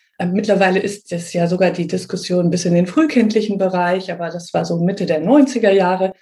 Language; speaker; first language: German; native; German